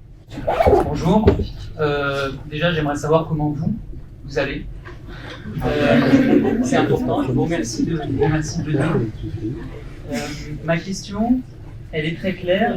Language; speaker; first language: French; early bilingual, other home language; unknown